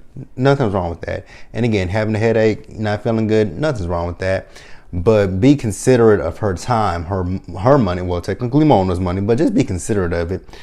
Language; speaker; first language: English; native; English